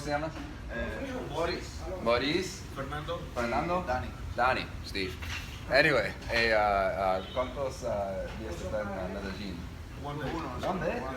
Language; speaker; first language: Spanish; non-native, learner; English